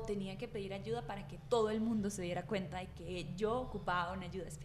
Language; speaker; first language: Spanish; native; Spanish